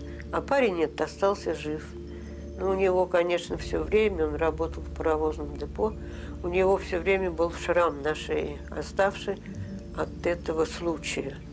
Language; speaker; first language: Russian; native; Russian